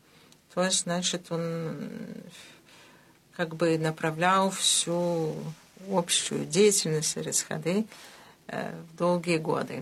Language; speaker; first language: Russian; early bilingual, heritage; Russian